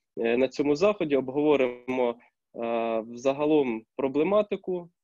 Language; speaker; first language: Ukrainian; non-native, local second language; Russian